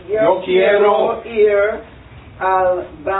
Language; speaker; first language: Spanish; non-native, learner; English